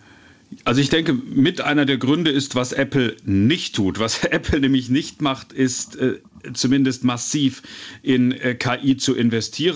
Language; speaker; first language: German; native; German